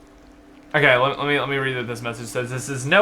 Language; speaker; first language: English; native; English